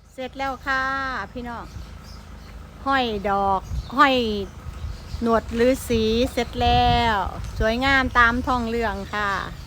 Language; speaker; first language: Thai; non-native, local second language; Northeastern Thai